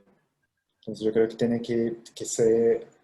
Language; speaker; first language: Spanish; non-native, fluent; Portuguese